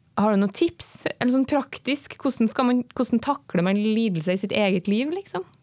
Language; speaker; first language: Norwegian; native; Norwegian